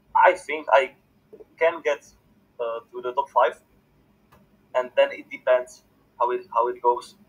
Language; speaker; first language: English; non-native, fluent; Czech